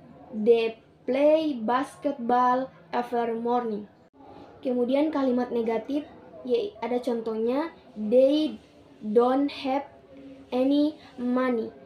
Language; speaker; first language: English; non-native, learner; Indonesian